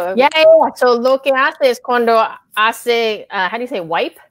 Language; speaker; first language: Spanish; non-native, learner; English